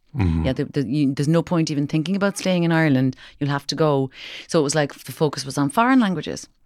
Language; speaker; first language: English; native; English